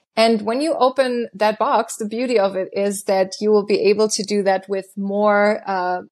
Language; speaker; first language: English; non-native, fluent; German